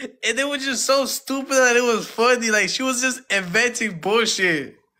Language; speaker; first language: English; early bilingual, other home language; Spanish